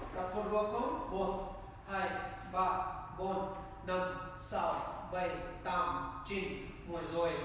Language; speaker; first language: Vietnamese; non-native, learner; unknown